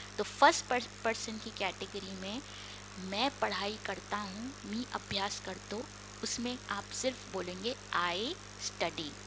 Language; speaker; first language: Hindi; non-native, local second language; Marathi